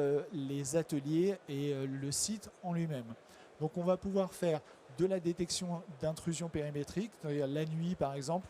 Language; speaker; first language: French; native; French